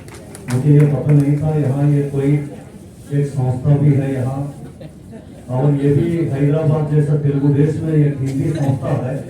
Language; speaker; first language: Hindi; non-native, local second language; Telugu